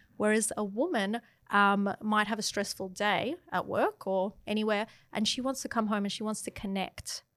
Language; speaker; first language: English; native; English